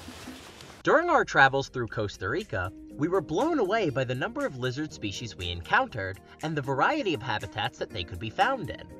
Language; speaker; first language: English; native; English